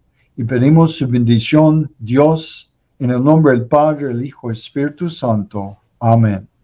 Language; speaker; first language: Spanish; non-native, learner; English